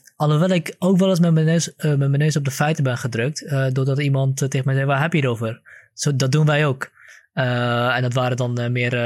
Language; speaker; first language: Dutch; early bilingual, other home language; Kurdish